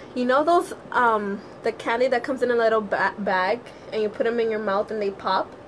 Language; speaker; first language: English; native; English